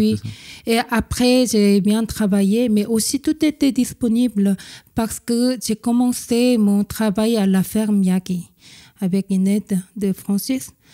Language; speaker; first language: French; non-native, fluent; Korean